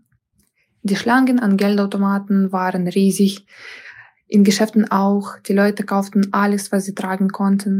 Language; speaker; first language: German; non-native, fluent; Ukrainian